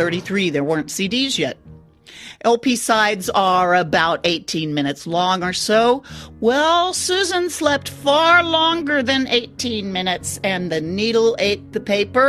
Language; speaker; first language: English; native; English